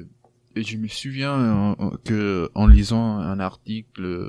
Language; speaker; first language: French; non-native, fluent; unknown